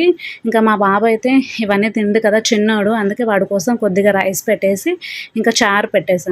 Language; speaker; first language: Telugu; native; Telugu